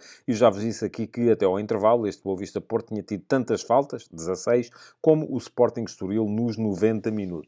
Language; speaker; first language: Portuguese; native; Portuguese